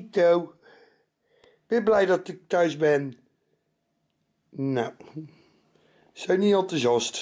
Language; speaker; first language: Dutch; native; Dutch